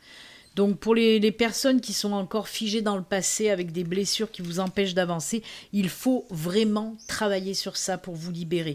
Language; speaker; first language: French; native; French